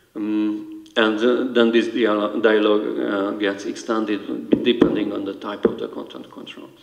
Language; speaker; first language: English; non-native, fluent; Hungarian